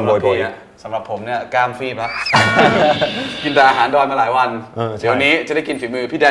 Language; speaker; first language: Thai; native; Thai